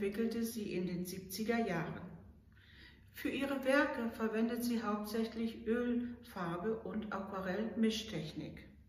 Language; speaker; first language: German; native; German